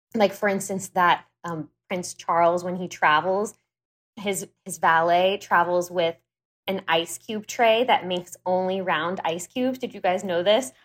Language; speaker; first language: English; native; English